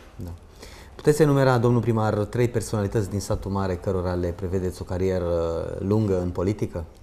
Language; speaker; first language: Romanian; native; Romanian